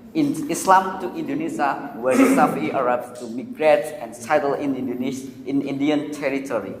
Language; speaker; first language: English; non-native, learner; Indonesian